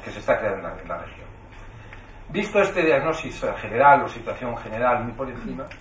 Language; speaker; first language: Spanish; native; Spanish